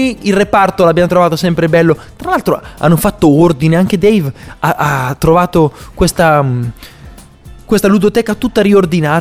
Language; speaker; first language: Italian; native; Italian